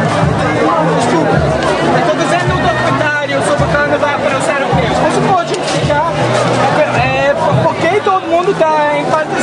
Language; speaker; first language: Portuguese; non-native, fluent; English